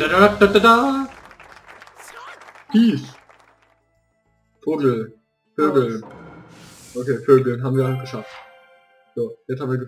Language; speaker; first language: German; native; German